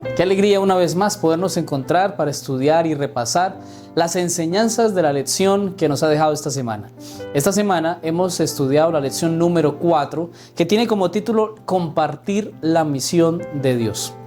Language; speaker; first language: Spanish; native; Spanish